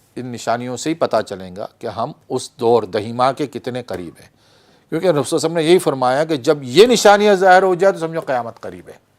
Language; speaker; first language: Urdu; early bilingual, heritage; Urdu